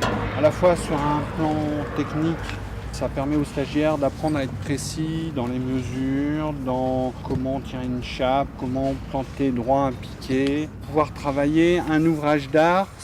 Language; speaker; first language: French; native; French